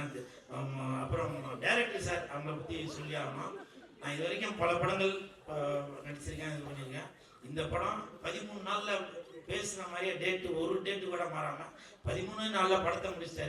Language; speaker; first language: Tamil; native; Tamil